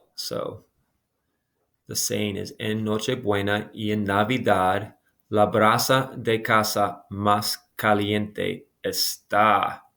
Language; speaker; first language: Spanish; non-native, fluent; English